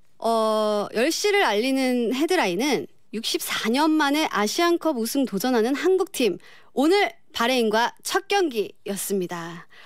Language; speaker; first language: Korean; native; Korean